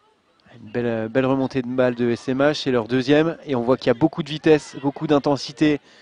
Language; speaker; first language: French; native; French